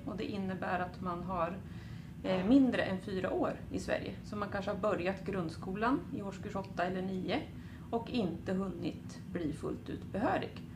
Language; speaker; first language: Swedish; native; Swedish